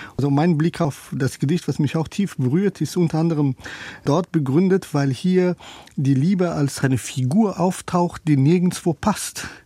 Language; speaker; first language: German; non-native, fluent; Persian